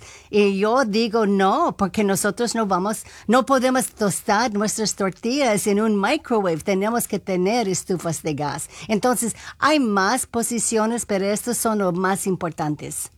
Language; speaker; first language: Spanish; non-native, local second language; English